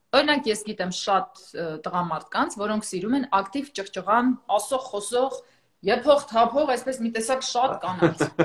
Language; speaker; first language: Armenian; native; Armenian